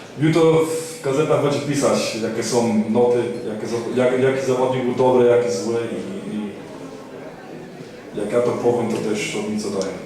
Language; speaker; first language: Polish; early bilingual, heritage; Polish